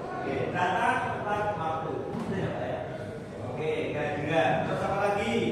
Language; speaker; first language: Indonesian; native; Indonesian